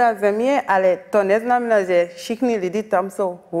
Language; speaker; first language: Czech; non-native, learner; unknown